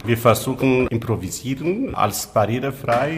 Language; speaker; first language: German; non-native, learner; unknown